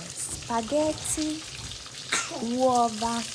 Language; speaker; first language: Italian; non-native, learner; Akan